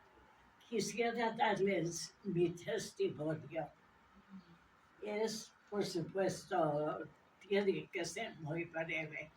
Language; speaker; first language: Spanish; non-native, fluent; English